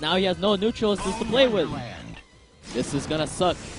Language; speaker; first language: English; native; English